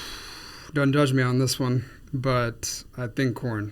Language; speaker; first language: English; non-native, fluent; Spanish